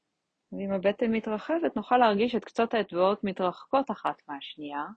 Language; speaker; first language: Hebrew; native; Hebrew